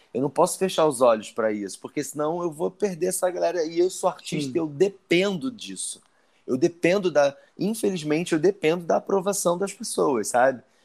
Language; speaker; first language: Portuguese; native; Portuguese